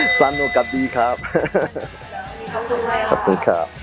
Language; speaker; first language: Thai; non-native, learner; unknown